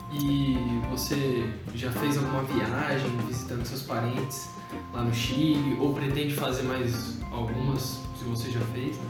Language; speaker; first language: Portuguese; native; Portuguese